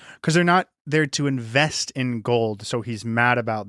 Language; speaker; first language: English; native; English